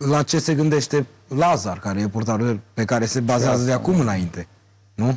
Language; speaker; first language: Romanian; native; Romanian